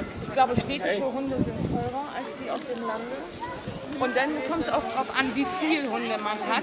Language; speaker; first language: German; native; German